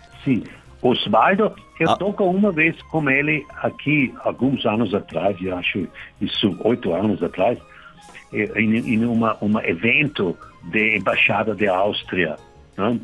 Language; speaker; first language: Portuguese; non-native, learner; German